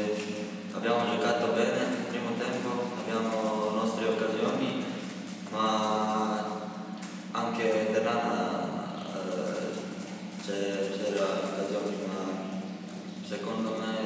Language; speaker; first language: Italian; non-native, learner; Croatian